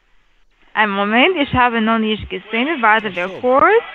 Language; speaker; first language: German; non-native, learner; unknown